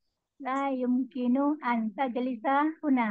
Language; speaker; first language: Arabic; non-native, learner; Indonesian